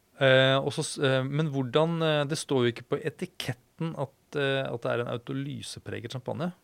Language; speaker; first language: Norwegian; native; Norwegian